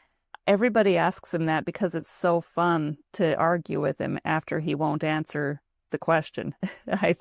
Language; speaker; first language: English; native; English